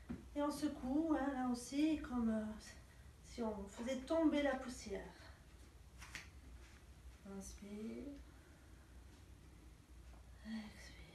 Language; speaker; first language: French; native; French